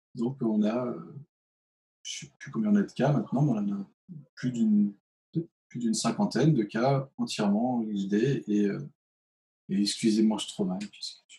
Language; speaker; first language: French; native; French